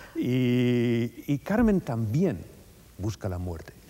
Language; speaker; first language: Spanish; native; Spanish